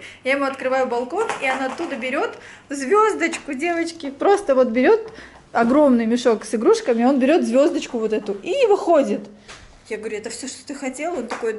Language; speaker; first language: Russian; native; Russian